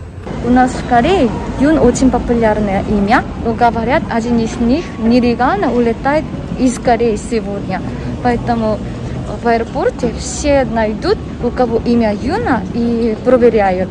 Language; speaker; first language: Russian; non-native, learner; Korean